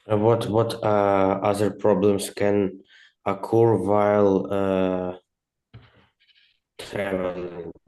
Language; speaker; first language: English; non-native, learner; Ukrainian